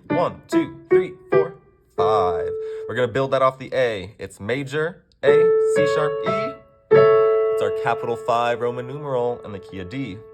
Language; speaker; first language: English; native; English